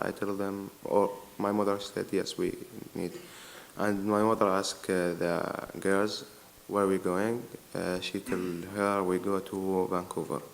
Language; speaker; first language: English; non-native, learner; Arabic